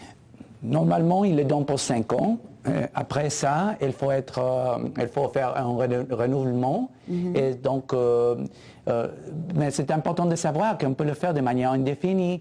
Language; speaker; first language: French; non-native, fluent; Spanish